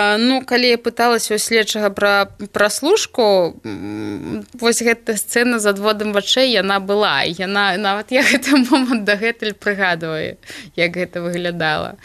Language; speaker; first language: Belarusian; non-native, local second language; Russian